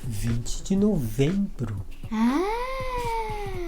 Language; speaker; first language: Portuguese; native; Portuguese